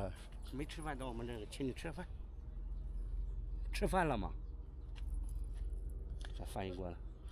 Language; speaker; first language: Chinese; native; Chinese